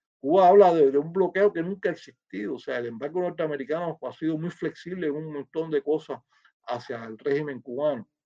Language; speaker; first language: Spanish; native; Spanish